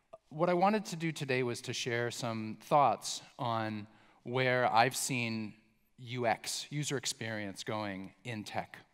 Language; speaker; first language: English; native; English